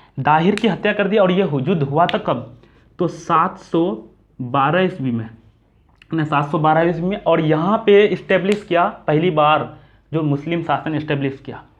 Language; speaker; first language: Hindi; native; Hindi